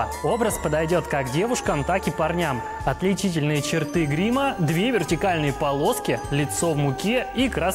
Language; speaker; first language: Russian; native; Russian